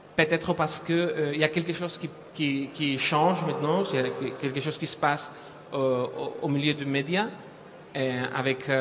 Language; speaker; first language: French; non-native, fluent; Spanish